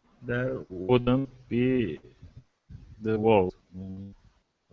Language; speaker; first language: English; non-native, learner; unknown